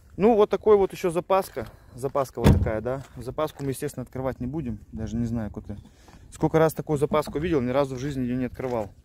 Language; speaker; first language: Russian; native; Russian